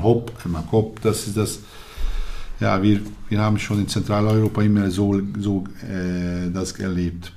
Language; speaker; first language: German; non-native, learner; Hungarian